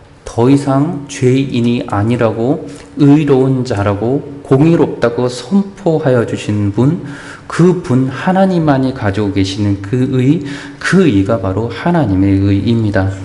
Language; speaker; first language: Korean; native; Korean